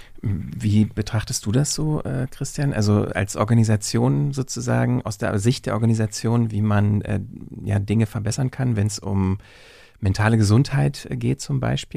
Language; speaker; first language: German; native; German